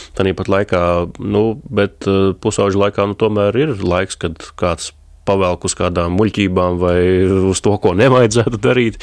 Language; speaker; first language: Latvian; native; Latvian